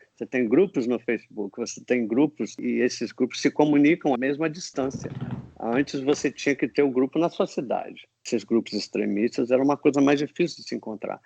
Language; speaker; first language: Portuguese; non-native, fluent; English